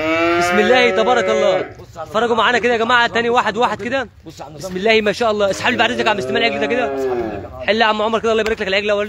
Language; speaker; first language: Arabic; native; Arabic